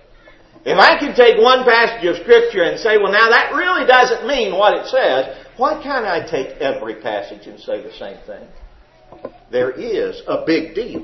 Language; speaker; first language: English; native; English